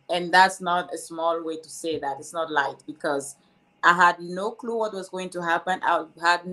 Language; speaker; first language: English; non-native, local second language; French